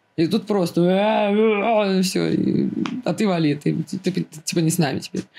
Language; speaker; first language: Russian; native; Russian